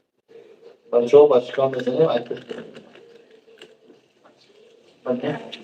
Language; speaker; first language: Russian; non-native, local second language; Tajik